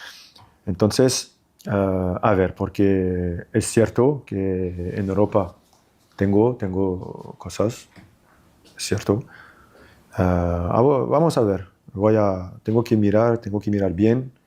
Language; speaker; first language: Spanish; non-native, fluent; French